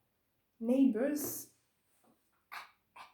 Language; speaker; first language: English; non-native, fluent; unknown